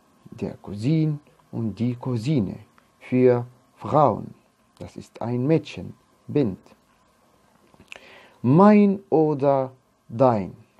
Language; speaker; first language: German; non-native, fluent; Arabic